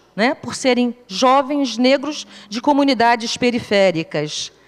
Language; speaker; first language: Portuguese; native; Portuguese